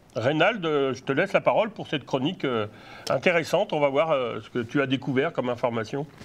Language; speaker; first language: French; native; French